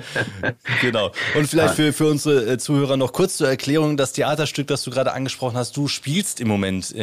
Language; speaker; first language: German; native; German